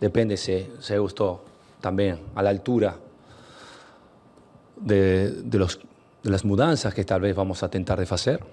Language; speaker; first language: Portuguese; non-native, learner; Spanish